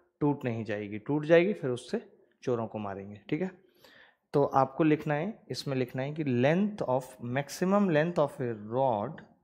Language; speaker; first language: Hindi; native; Hindi